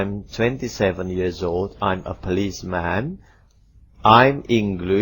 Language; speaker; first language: English; non-native, fluent; Indonesian